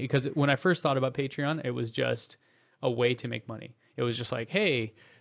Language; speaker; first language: English; native; English